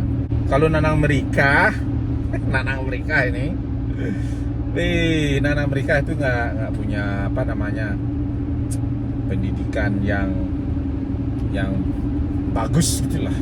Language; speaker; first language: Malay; non-native, local second language; Balinese